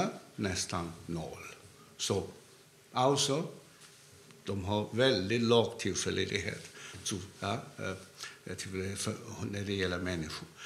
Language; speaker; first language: Swedish; non-native, fluent; Cantonese